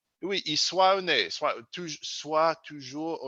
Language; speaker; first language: French; non-native, learner; English